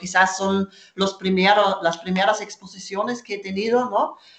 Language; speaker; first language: Spanish; non-native, fluent; German